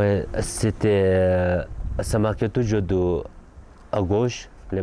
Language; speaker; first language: French; non-native, learner; Sherpa